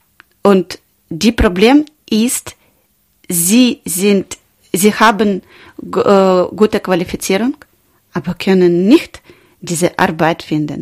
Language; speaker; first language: German; non-native, learner; Ukrainian